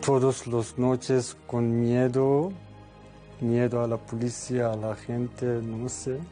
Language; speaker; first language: Spanish; non-native, learner; Persian